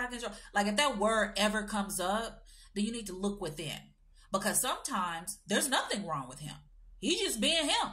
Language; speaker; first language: English; native; English